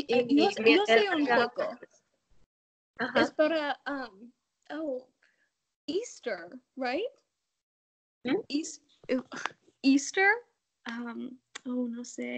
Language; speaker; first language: Spanish; non-native, learner; English